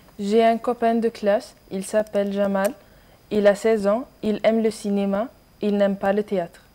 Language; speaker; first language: French; non-native, learner; Arabic